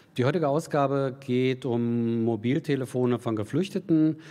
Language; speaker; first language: German; native; German